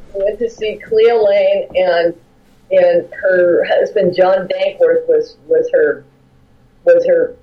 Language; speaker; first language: English; native; English